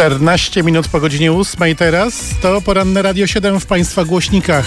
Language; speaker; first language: Polish; native; Polish